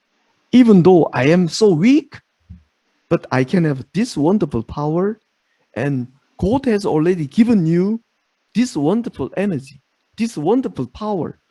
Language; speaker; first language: English; non-native, fluent; Korean